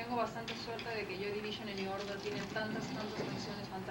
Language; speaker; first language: Spanish; native; Spanish